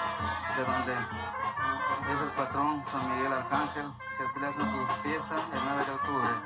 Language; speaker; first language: Spanish; native; Spanish